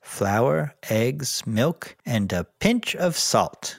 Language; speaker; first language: English; native; English